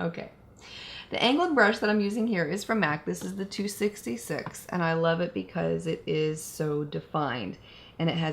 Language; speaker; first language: English; native; English